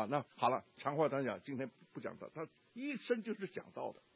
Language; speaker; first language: Chinese; native; Chinese